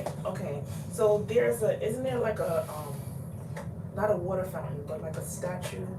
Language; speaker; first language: English; native; English